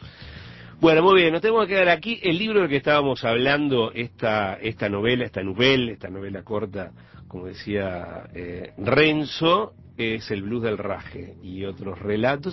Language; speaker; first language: Spanish; native; Spanish